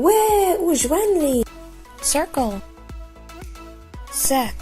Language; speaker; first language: Haitian Creole; early bilingual, heritage; Haitian Creole